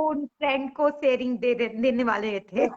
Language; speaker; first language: Hindi; native; Hindi